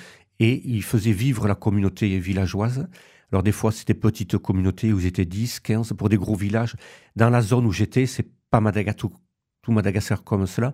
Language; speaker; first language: French; native; French